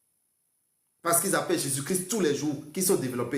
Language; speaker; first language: French; non-native, local second language; Fon